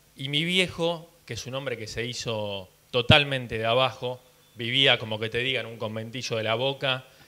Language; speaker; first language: Spanish; early bilingual, heritage; Spanish